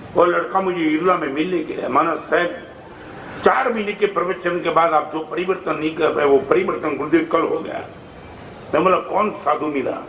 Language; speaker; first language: Hindi; non-native, local second language; Gujarati